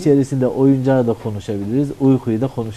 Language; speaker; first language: Turkish; native; Turkish